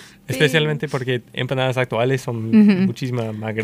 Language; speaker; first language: Spanish; non-native, fluent; English